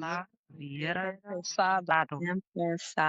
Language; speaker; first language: Spanish; non-native, learner; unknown